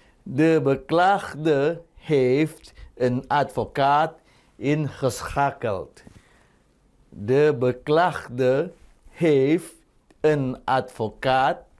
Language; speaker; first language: Dutch; non-native, fluent; Indonesian